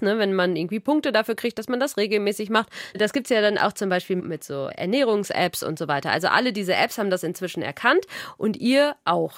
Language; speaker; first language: German; native; German